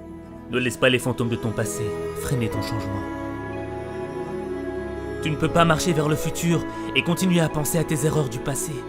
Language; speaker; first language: French; non-native, local second language; Haitian Creole